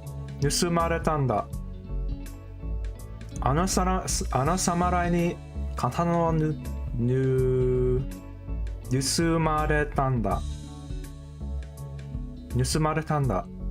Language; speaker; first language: Japanese; non-native, learner; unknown